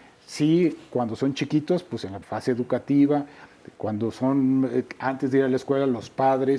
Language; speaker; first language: Spanish; native; Spanish